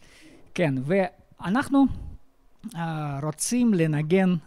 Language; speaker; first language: Hebrew; non-native, learner; Russian